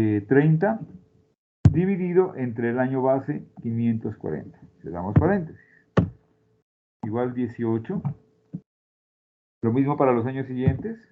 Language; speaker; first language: Spanish; native; Spanish